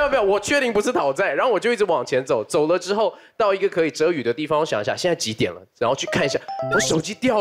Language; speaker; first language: Chinese; native; Chinese